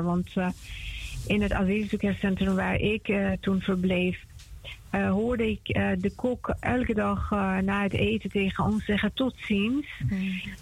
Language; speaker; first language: Dutch; non-native, fluent; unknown